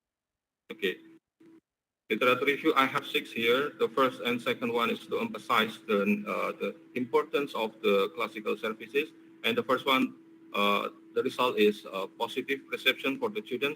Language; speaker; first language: English; non-native, learner; Indonesian